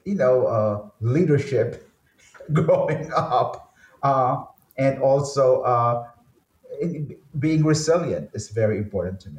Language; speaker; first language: English; non-native, local second language; Filipino